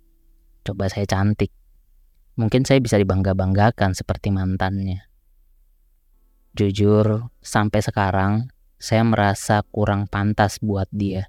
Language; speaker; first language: Indonesian; native; Indonesian